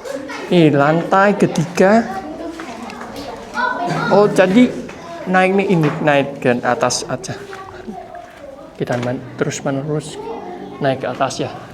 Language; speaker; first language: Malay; non-native, fluent; Vietnamese